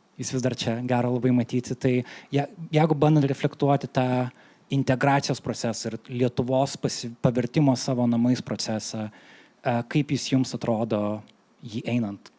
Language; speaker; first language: Lithuanian; native; Lithuanian